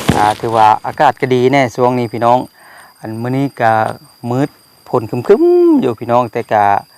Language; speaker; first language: Thai; native; Thai